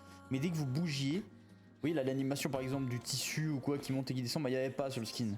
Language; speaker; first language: French; native; French